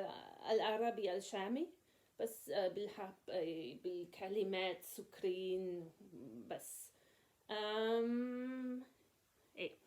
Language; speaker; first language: Arabic; non-native, learner; English